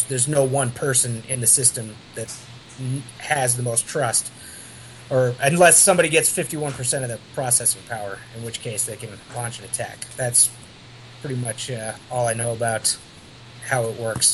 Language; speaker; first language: English; native; English